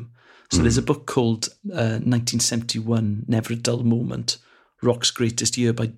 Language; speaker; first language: English; non-native, local second language; Welsh